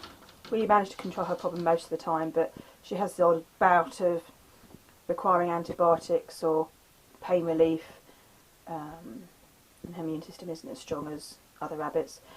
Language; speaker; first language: English; native; English